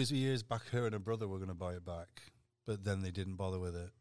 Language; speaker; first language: English; native; English